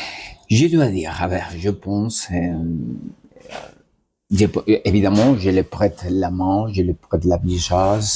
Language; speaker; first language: French; non-native, learner; Spanish